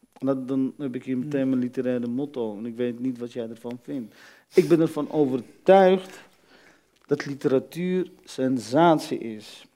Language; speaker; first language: Dutch; early bilingual, other home language; Arabic